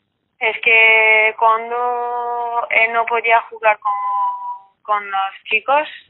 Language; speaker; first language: Spanish; non-native, fluent; French